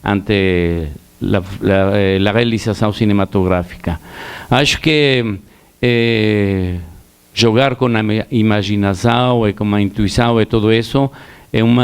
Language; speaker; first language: Portuguese; non-native, learner; Spanish